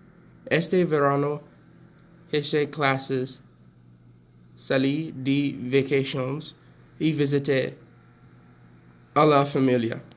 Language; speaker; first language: Spanish; non-native, learner; English